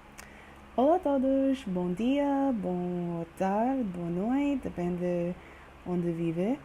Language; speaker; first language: Portuguese; non-native, learner; English